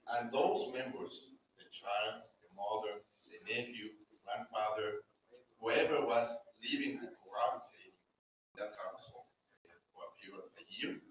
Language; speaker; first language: English; non-native, fluent; Spanish